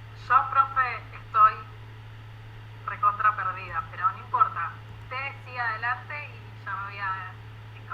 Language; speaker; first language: Spanish; native; Spanish